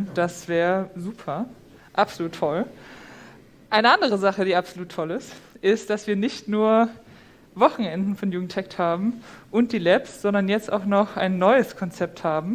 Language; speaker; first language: German; native; German